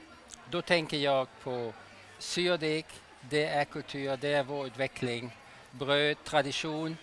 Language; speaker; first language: Swedish; non-native, fluent; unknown